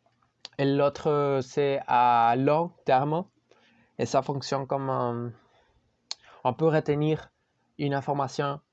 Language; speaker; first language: French; non-native, learner; Spanish